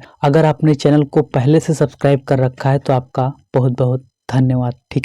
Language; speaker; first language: Hindi; native; Hindi